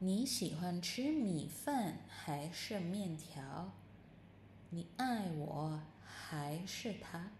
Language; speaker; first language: Chinese; non-native, fluent; Indonesian